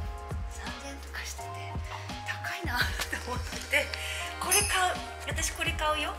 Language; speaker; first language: Japanese; native; Japanese